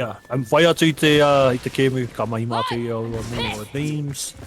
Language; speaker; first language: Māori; non-native, local second language; English